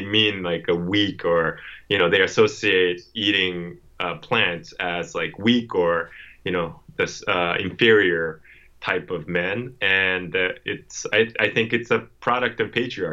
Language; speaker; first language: English; non-native, fluent; Japanese